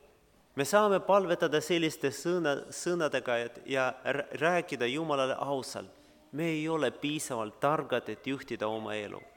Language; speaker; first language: Estonian; non-native, learner; Russian